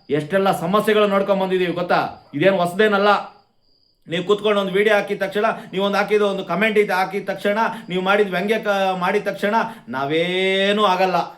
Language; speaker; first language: Kannada; non-native, local second language; Konkani